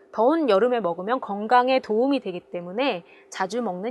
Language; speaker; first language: Korean; native; Korean